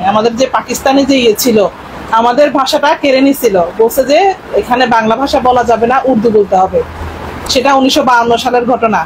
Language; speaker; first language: Bangla; non-native, local second language; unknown